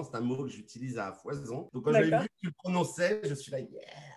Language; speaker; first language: French; native; French